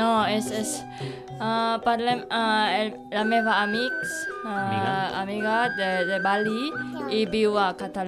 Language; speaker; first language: Catalan; non-native, learner; Indonesian